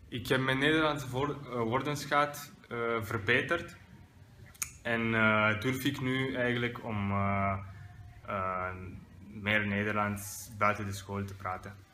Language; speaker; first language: Dutch; non-native, learner; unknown